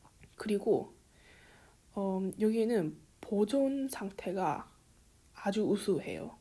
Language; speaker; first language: Korean; early bilingual, heritage; Korean